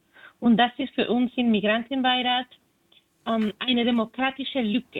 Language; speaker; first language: German; non-native, fluent; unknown